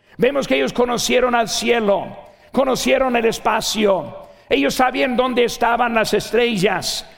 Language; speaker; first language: Spanish; non-native, fluent; English